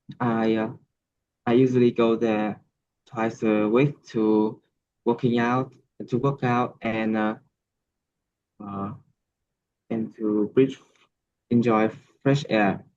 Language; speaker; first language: English; non-native, learner; Vietnamese